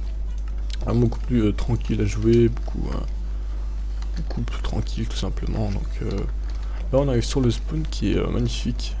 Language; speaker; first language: French; native; French